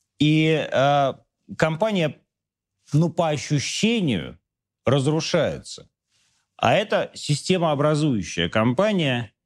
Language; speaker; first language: Russian; native; Russian